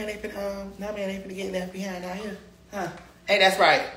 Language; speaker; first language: English; native; English